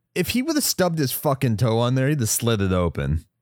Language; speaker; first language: English; native; English